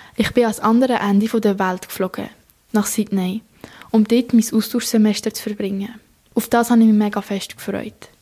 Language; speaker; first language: German; native; German